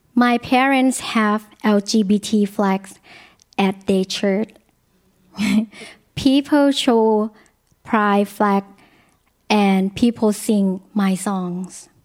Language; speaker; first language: English; non-native, learner; Thai